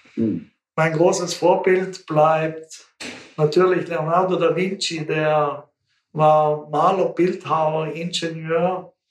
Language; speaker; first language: German; native; German